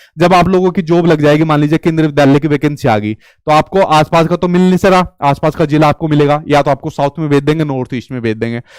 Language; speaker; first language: Hindi; native; Hindi